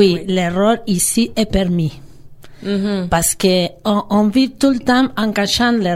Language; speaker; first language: French; non-native, fluent; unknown